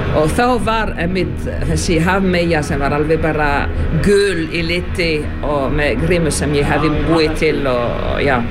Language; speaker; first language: Icelandic; non-native, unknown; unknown